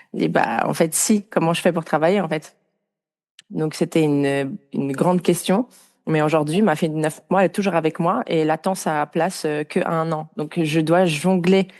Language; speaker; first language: French; non-native, fluent; Polish